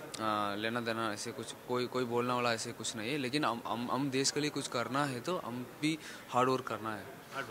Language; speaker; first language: Hindi; non-native, local second language; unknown